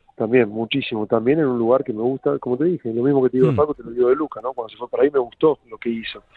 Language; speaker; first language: Spanish; native; Spanish